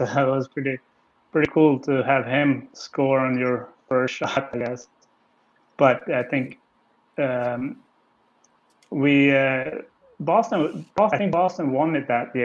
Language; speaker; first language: English; non-native, fluent; Swedish